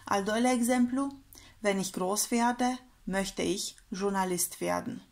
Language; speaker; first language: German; non-native, fluent; Romanian